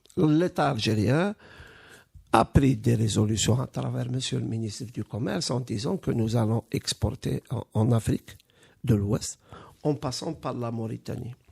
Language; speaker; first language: French; non-native, local second language; Arabic